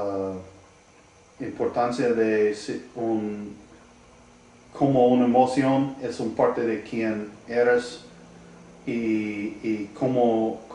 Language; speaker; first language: Spanish; non-native, learner; English